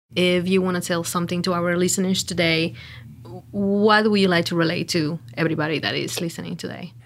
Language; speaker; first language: English; non-native, fluent; Spanish